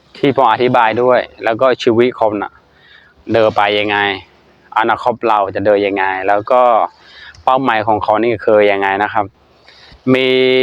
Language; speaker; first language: Thai; non-native, fluent; Burmese